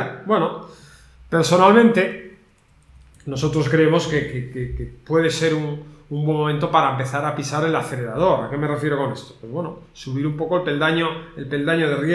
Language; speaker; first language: Spanish; native; Spanish